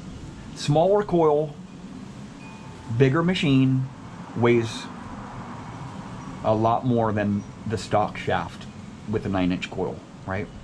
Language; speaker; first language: English; native; English